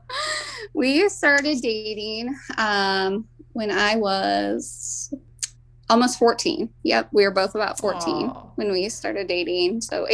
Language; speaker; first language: English; native; English